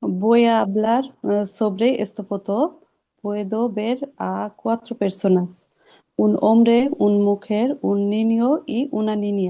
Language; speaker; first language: Spanish; non-native, learner; Urdu